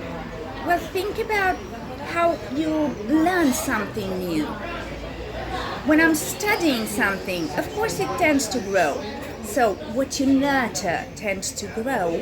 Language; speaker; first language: English; non-native, fluent; Italian